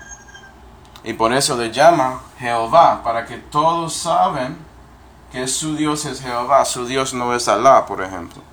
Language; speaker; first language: Spanish; non-native, fluent; English